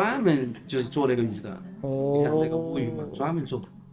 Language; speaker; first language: Chinese; native; Chinese